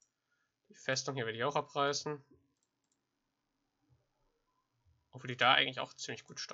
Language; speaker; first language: German; native; German